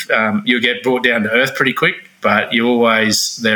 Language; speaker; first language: English; native; English